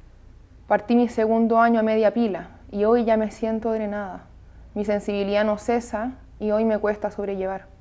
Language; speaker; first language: Spanish; native; Spanish